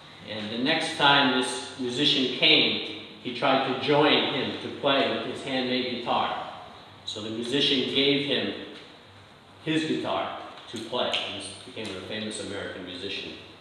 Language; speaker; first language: English; native; English